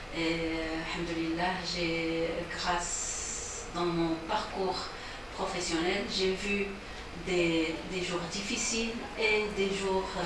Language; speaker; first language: French; non-native, local second language; Arabic